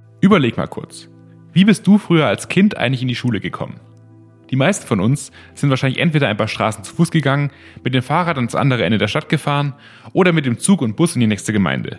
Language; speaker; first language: German; native; German